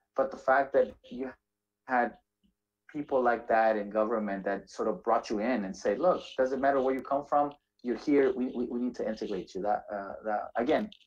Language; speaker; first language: English; native; English